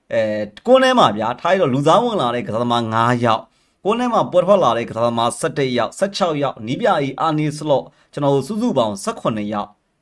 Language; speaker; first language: Burmese; native; Burmese